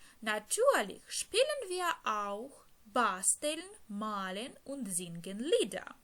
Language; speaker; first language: German; non-native, fluent; Ukrainian